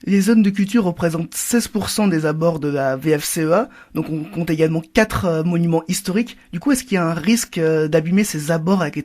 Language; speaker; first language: French; native; French